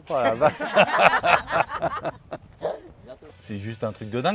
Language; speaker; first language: French; native; French